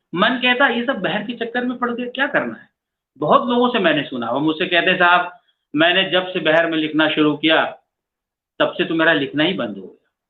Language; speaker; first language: Hindi; native; Hindi